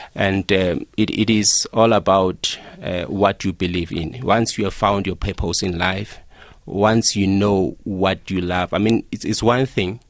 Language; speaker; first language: English; non-native, local second language; Northern Sotho